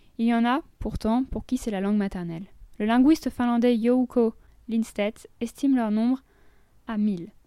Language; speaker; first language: French; native; French